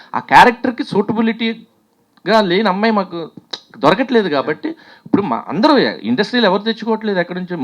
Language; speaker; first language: Telugu; native; Telugu